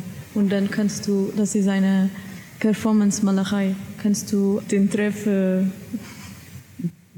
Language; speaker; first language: German; non-native, learner; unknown